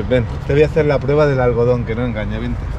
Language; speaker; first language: Spanish; native; Spanish